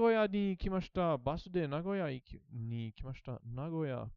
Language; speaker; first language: Japanese; non-native, learner; English